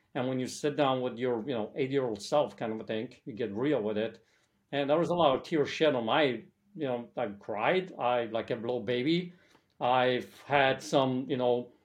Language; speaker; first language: English; early bilingual, other home language; Polish